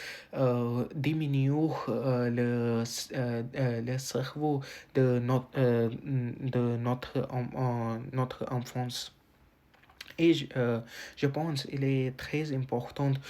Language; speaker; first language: French; non-native, learner; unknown